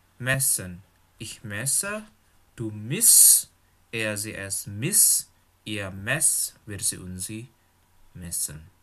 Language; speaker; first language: German; non-native, fluent; Indonesian